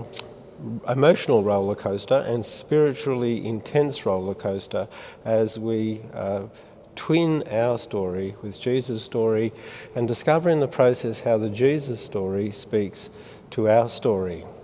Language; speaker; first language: English; native; English